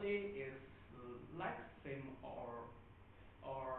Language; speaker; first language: English; non-native, learner; Chinese